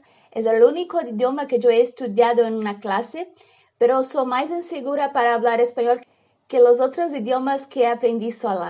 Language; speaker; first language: Spanish; non-native, learner; Portuguese